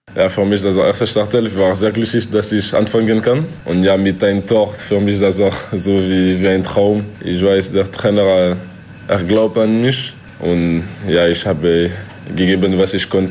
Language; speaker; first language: German; non-native, learner; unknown